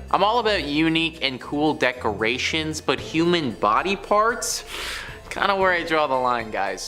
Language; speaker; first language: English; native; English